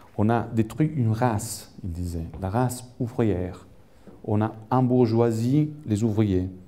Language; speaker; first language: French; non-native, fluent; Italian